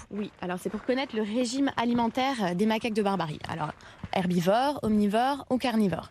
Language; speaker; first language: French; native; French